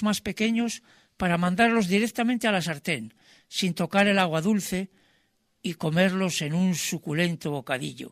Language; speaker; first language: Spanish; native; Spanish